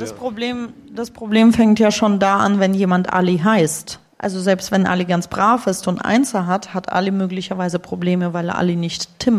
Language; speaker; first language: German; early bilingual, other home language; Russian